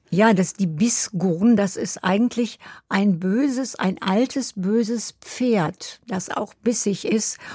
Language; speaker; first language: German; native; German